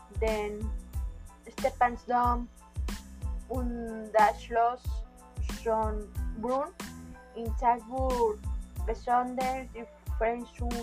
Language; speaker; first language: German; non-native, learner; Spanish